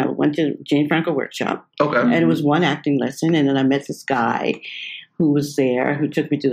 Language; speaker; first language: English; native; English